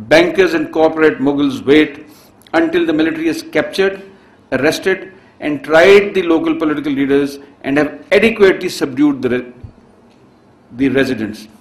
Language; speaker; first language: English; non-native, local second language; Urdu